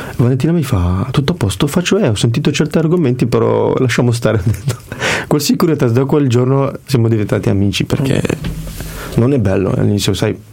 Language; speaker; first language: Italian; early bilingual, other home language; Kurdish